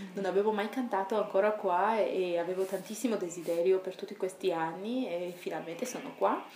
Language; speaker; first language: Italian; non-native, fluent; Georgian